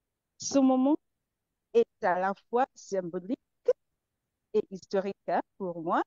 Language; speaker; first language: French; non-native, fluent; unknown